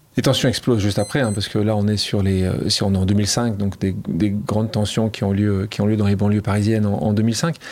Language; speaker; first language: French; native; French